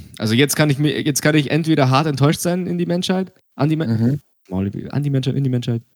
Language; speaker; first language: German; early bilingual, other home language; Russian